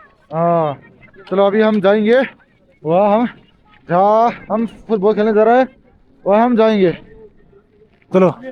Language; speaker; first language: Hindi; non-native, local second language; Mizo